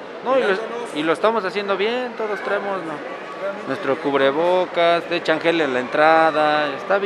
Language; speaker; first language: Spanish; native; Spanish